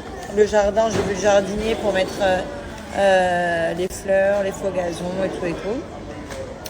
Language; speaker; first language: French; native; French